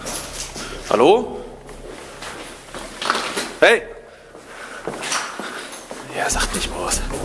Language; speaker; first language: German; native; German